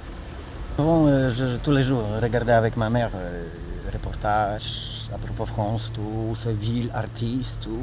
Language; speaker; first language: French; non-native, learner; Polish